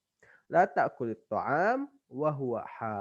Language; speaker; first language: Arabic; non-native, learner; Indonesian